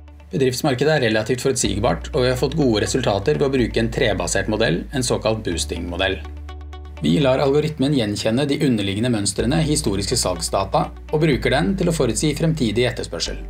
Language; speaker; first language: Norwegian; native; Norwegian